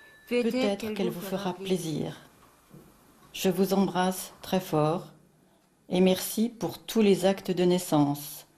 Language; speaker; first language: French; native; French